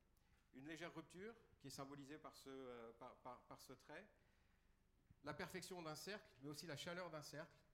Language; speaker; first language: French; native; French